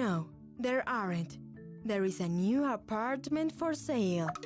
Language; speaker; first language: English; non-native, fluent; Spanish